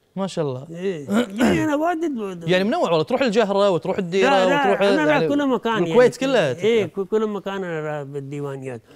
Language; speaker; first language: Arabic; non-native, fluent; Urdu